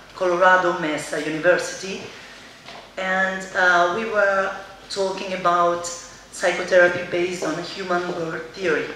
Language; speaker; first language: English; non-native, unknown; Italian